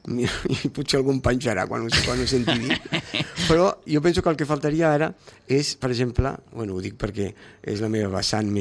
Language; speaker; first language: Catalan; native; Catalan